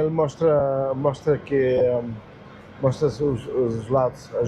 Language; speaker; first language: Portuguese; non-native, learner; German